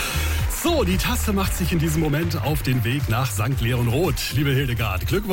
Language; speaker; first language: German; native; German